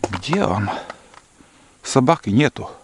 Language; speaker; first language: Russian; native; Russian